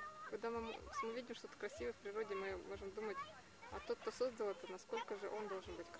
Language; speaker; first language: Russian; native; Russian